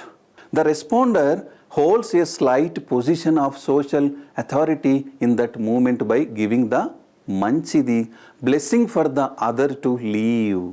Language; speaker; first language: English; non-native, local second language; Telugu